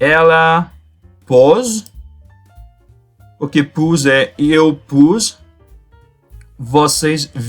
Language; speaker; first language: Portuguese; non-native, fluent; French